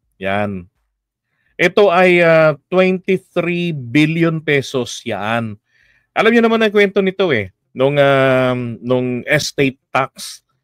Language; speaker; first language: Filipino; native; Filipino